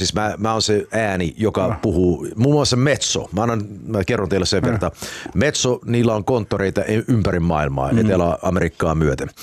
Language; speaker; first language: Finnish; early bilingual, heritage; Finnish